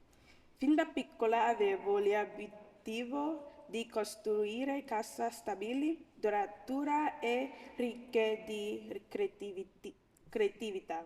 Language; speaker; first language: Italian; non-native, learner; English